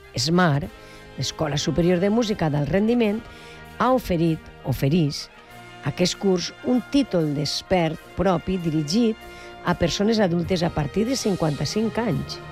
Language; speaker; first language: Catalan; native; Catalan